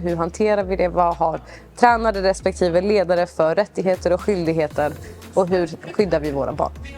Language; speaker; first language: Swedish; native; Swedish